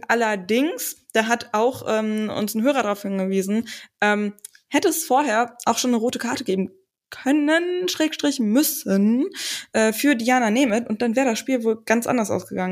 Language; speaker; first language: German; native; German